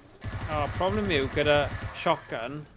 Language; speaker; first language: Welsh; native; Welsh